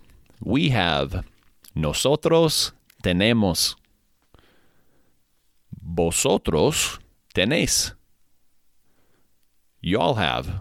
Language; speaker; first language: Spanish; non-native, fluent; English